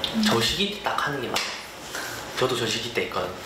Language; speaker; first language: Korean; native; Korean